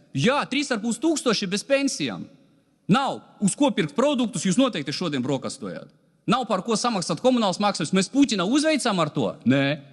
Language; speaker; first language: Latvian; non-native, local second language; Russian